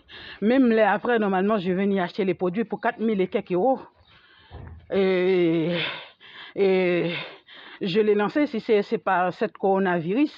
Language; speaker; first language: French; non-native, fluent; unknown